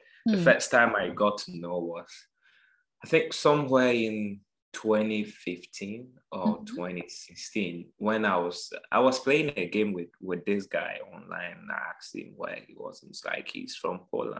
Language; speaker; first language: English; non-native, local second language; Akan